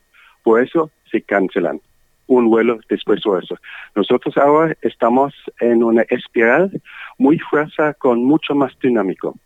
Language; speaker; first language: Spanish; non-native, learner; German